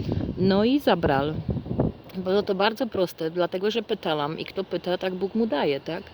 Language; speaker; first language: Polish; non-native, fluent; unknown